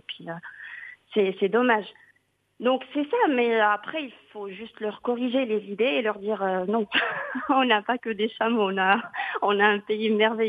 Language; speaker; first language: French; non-native, local second language; Arabic